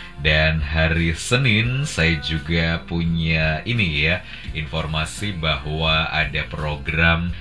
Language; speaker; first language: Indonesian; native; Indonesian